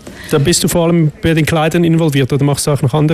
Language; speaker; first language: German; native; German